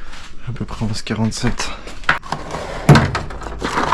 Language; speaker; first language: French; native; French